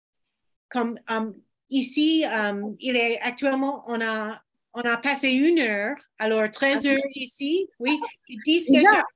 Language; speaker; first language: French; non-native, fluent; English